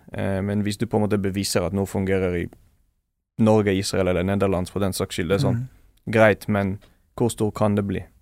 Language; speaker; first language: Norwegian; non-native, fluent; Hebrew